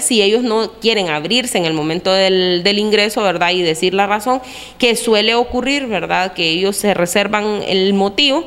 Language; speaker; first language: Spanish; native; Spanish